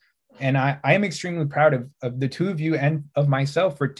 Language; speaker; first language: English; native; English